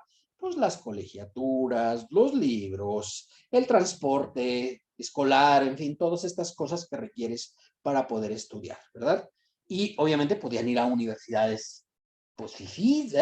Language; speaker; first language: Spanish; native; Spanish